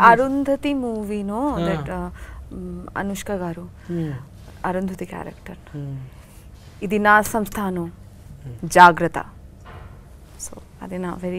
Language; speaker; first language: Telugu; non-native, learner; Bangla